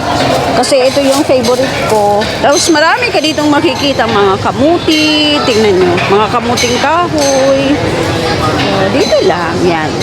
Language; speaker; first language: Filipino; non-native, local second language; Waray